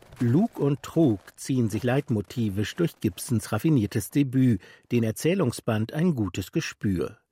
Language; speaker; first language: German; native; German